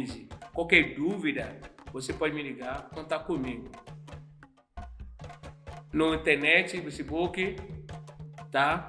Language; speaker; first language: Portuguese; non-native, learner; Yoruba